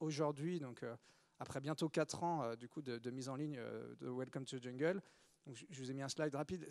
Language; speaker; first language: French; native; French